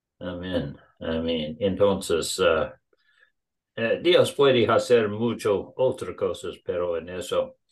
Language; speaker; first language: Spanish; non-native, learner; English